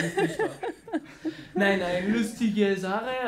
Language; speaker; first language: German; non-native, learner; French